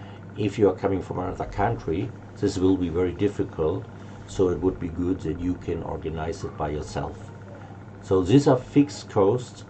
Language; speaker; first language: English; non-native, learner; German